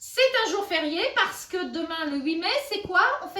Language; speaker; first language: French; native; French